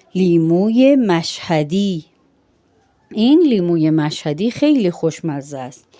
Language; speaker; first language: Persian; non-native, fluent; Urdu